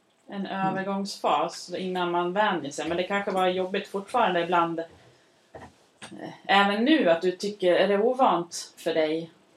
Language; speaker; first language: Swedish; native; Swedish